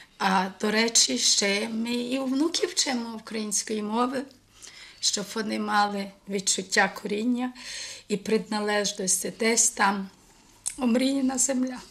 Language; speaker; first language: Ukrainian; early bilingual, heritage; Ukrainian